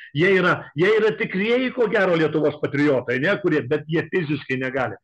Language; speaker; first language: Lithuanian; native; Lithuanian